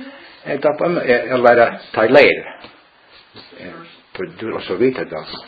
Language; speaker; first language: Italian; early bilingual, heritage; Friulian